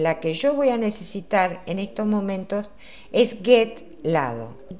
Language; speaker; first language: Spanish; native; Spanish